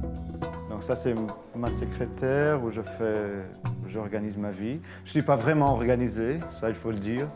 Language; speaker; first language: French; non-native, fluent; Portuguese